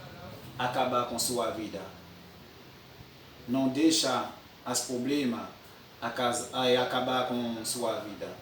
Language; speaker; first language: Portuguese; non-native, fluent; French